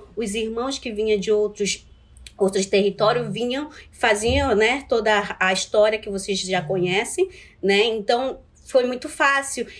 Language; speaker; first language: Portuguese; non-native, local second language; Ticuna